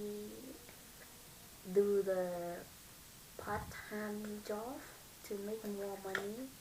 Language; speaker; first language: English; non-native, learner; Vietnamese